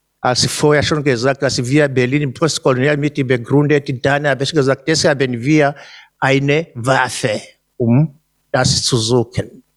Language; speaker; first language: German; non-native, fluent; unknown